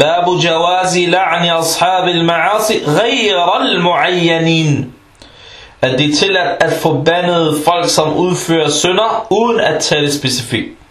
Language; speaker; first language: Danish; early bilingual, other home language; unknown